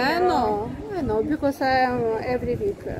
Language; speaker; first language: English; non-native, learner; Russian